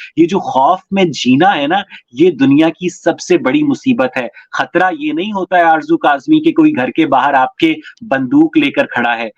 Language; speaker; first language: Urdu; native; Urdu